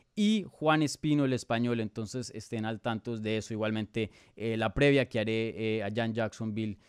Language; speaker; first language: Spanish; native; Spanish